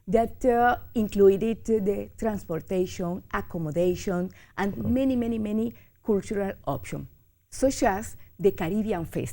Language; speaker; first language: English; non-native, learner; Spanish